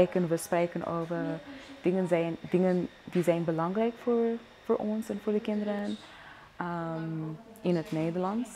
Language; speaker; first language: Dutch; non-native, fluent; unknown